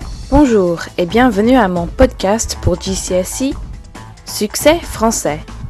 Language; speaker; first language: French; non-native, fluent; English